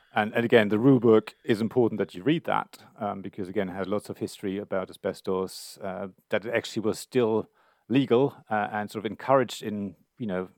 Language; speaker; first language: English; non-native, fluent; German